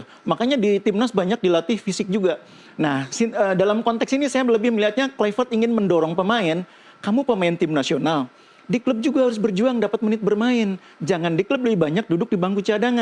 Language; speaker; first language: Indonesian; native; Indonesian